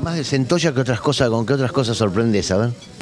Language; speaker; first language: Spanish; native; Spanish